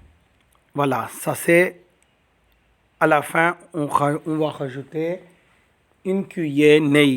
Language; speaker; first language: French; non-native, learner; Tamil